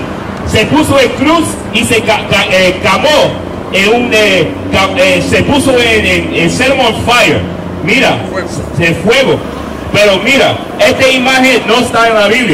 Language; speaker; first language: Spanish; non-native, learner; English